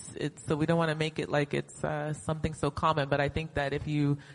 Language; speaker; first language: English; native; English